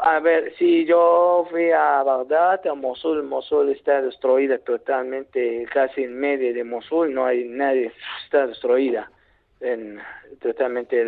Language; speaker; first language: Spanish; non-native, learner; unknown